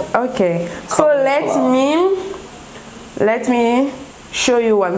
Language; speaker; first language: English; non-native, local second language; French